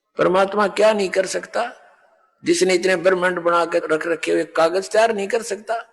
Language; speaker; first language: Hindi; native; Hindi